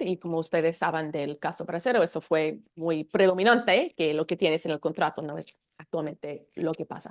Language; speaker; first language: Spanish; non-native, fluent; English